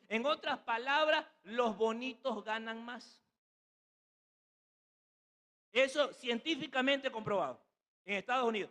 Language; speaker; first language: Spanish; native; Spanish